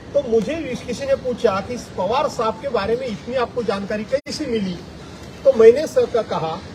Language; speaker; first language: Hindi; non-native, local second language; Marathi